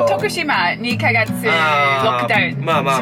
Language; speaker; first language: Japanese; non-native, learner; English